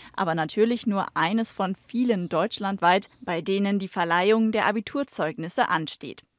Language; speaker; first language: German; native; German